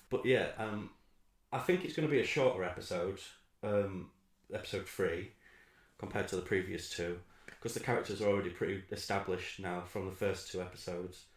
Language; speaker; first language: English; native; English